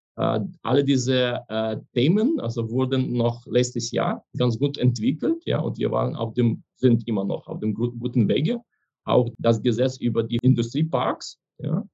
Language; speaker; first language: German; non-native, fluent; Ukrainian